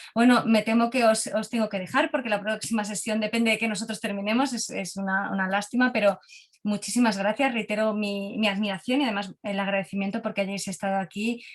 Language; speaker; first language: Spanish; native; Spanish